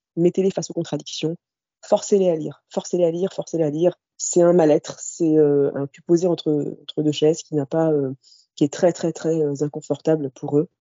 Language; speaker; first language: French; early bilingual, other home language; Kabyle